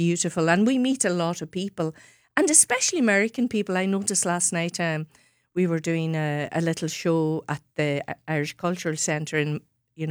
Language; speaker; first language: English; non-native, local second language; Irish